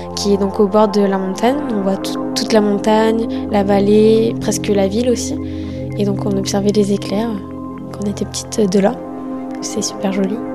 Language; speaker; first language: French; native; French